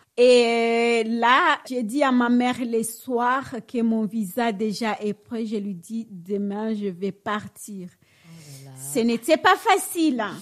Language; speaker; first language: French; non-native, local second language; Swahili